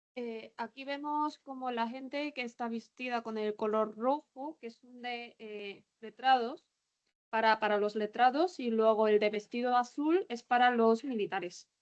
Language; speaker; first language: Spanish; non-native, learner; Korean